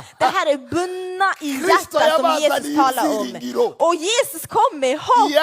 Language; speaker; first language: Swedish; non-native, fluent; Kinyarwanda